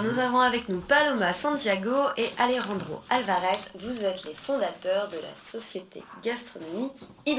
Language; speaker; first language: French; native; French